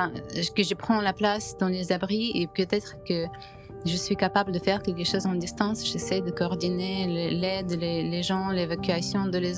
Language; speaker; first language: French; non-native, fluent; Ukrainian